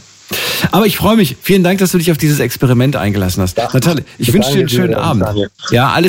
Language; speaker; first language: German; native; German